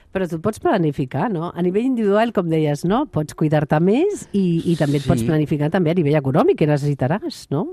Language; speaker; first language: Catalan; native; Catalan